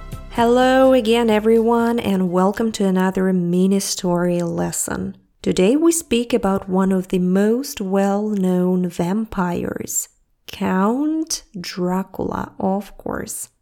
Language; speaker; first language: English; non-native, fluent; Russian